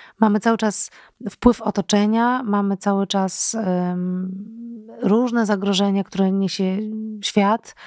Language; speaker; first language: Polish; native; Polish